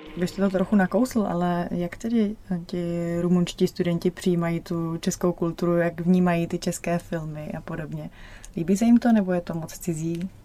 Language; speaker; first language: Czech; native; Czech